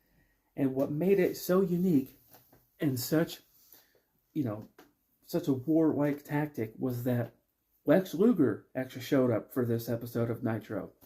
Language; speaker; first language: English; native; English